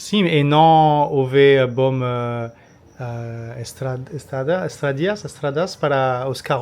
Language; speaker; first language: Portuguese; non-native, learner; French